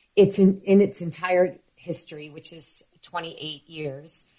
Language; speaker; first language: English; native; English